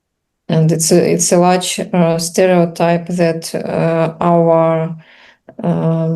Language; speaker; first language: English; non-native, learner; Russian